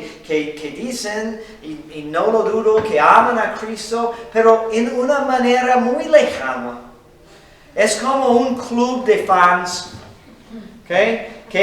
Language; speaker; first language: Spanish; non-native, fluent; English